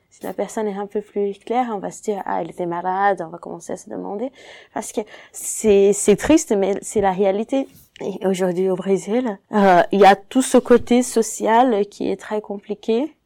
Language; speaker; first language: French; non-native, fluent; Portuguese